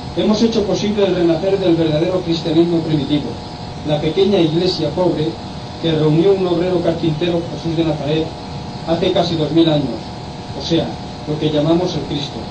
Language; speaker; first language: Spanish; non-native, local second language; Catalan